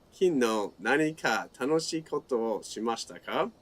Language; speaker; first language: Japanese; non-native, fluent; English